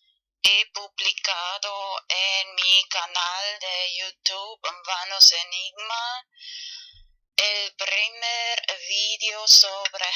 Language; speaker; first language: Spanish; non-native, fluent; German